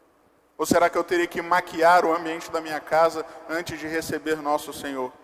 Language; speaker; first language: Portuguese; native; Portuguese